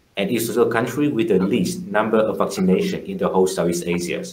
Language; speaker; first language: English; non-native, fluent; Vietnamese